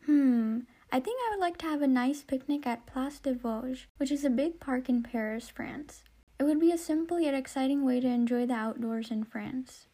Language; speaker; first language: English; native; English